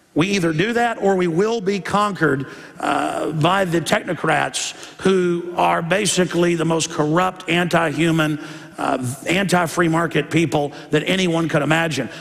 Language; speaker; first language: English; native; English